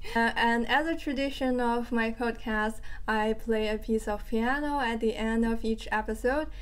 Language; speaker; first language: English; non-native, fluent; Chinese